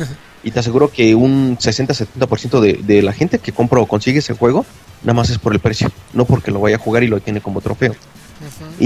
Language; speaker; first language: Spanish; native; Spanish